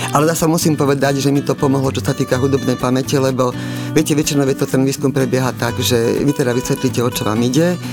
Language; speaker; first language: Slovak; native; Slovak